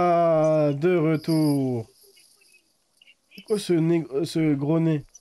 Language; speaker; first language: French; native; French